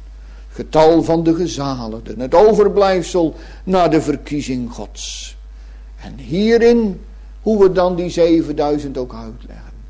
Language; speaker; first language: Dutch; native; Dutch